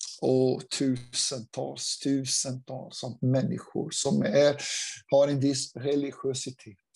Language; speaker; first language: Swedish; non-native, fluent; Portuguese